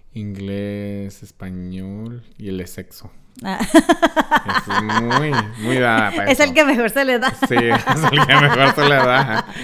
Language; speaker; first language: Spanish; early bilingual, heritage; Spanish